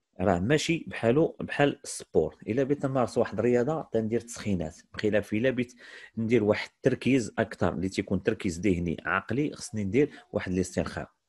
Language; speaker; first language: Arabic; native; Arabic